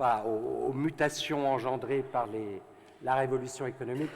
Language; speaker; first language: French; native; French